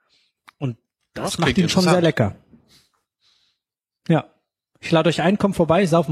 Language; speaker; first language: German; native; German